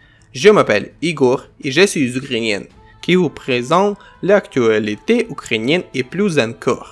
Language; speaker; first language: French; non-native, fluent; Ukrainian